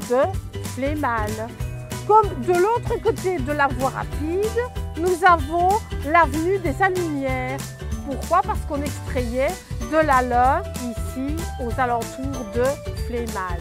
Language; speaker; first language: French; native; French